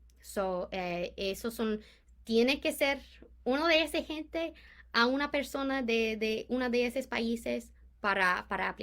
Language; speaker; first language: Spanish; non-native, fluent; English